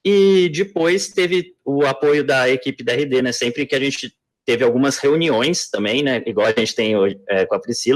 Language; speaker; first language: Portuguese; native; Portuguese